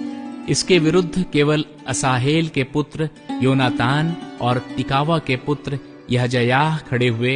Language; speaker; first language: Hindi; native; Hindi